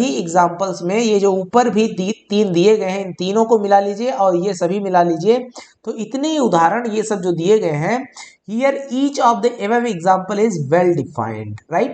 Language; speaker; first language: Hindi; native; Hindi